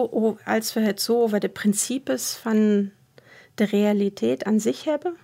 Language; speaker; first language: Dutch; non-native, fluent; German